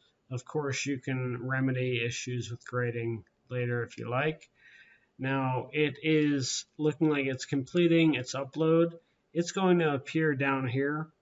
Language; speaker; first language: English; native; English